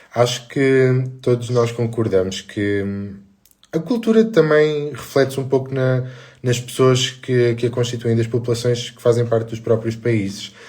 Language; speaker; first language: Portuguese; native; Portuguese